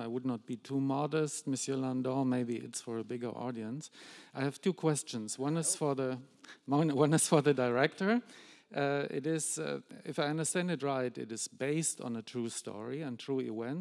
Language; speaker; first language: English; non-native, fluent; German